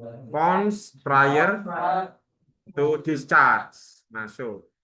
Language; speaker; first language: English; non-native, learner; Indonesian